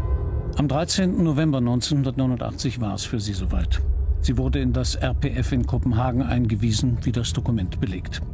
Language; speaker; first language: German; native; German